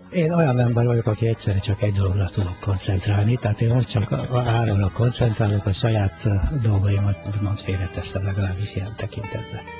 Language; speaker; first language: Hungarian; native; Hungarian